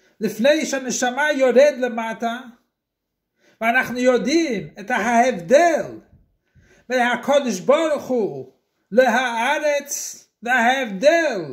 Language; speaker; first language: Hebrew; non-native, fluent; English